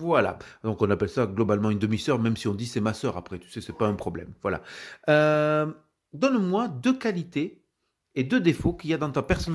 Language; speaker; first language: French; native; French